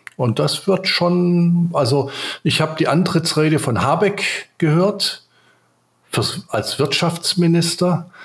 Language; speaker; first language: German; native; German